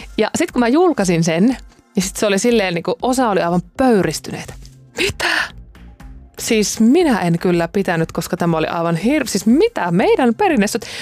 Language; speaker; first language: Finnish; native; Finnish